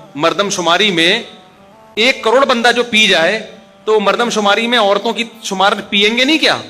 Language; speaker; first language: Urdu; native; Urdu